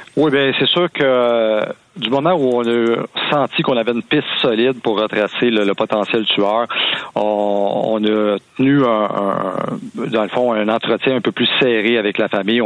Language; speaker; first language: French; native; French